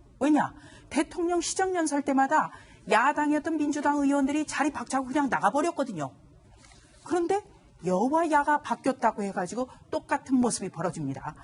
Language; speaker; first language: Korean; native; Korean